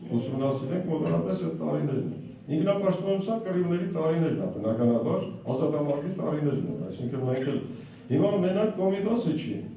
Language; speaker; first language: Armenian; native; Armenian